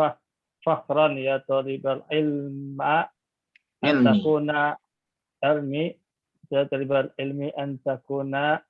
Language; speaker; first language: Arabic; non-native, learner; Indonesian